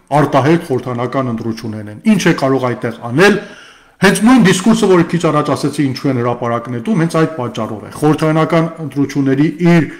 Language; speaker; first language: Armenian; early bilingual, heritage; Armenian